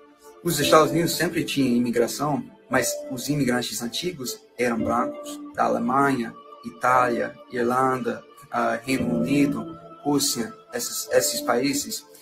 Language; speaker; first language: Portuguese; non-native, fluent; English